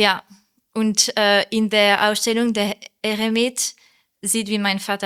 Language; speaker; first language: German; non-native, learner; French